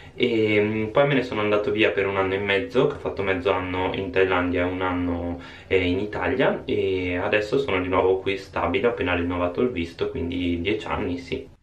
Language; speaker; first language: Italian; native; Italian